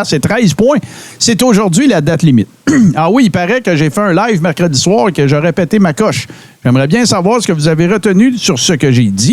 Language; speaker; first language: French; native; French